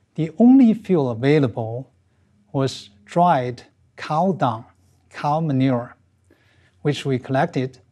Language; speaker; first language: English; non-native, fluent; Chinese